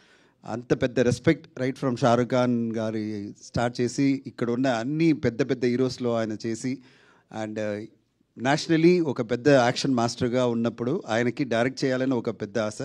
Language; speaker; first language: Telugu; non-native, fluent; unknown